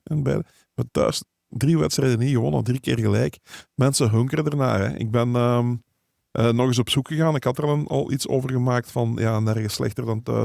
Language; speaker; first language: Dutch; native; Dutch